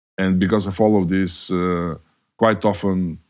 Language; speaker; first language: English; non-native, fluent; Bulgarian